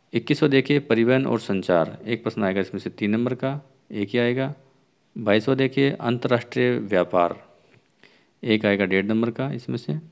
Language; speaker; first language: Hindi; native; Hindi